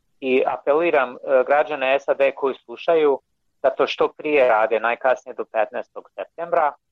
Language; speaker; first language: Croatian; non-native, fluent; English